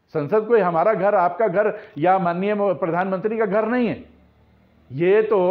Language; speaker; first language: Hindi; native; Hindi